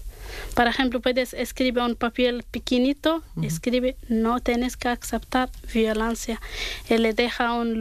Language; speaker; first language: Spanish; non-native, learner; Arabic